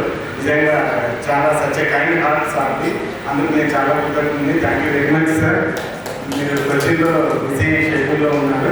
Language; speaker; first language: Telugu; native; Telugu